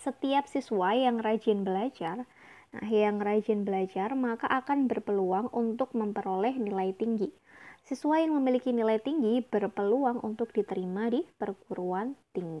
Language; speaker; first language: Indonesian; native; Indonesian